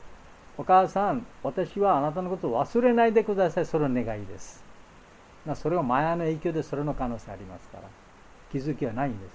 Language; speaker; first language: Japanese; non-native, fluent; Bangla